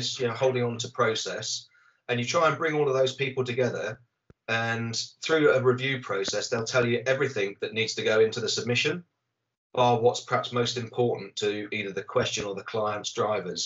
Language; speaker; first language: English; native; English